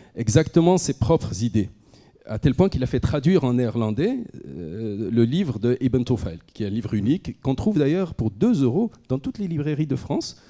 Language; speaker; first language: French; non-native, local second language; Arabic